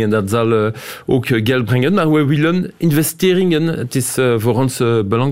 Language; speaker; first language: Dutch; non-native, local second language; French